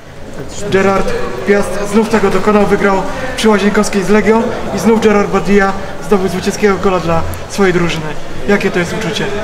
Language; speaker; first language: Polish; native; Polish